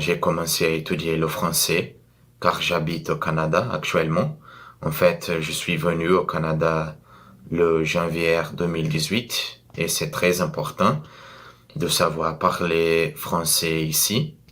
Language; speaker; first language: French; non-native, fluent; Portuguese